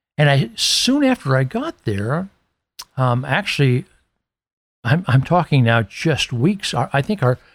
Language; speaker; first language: English; native; English